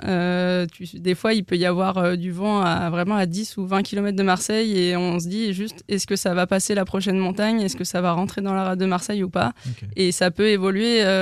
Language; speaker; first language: French; native; French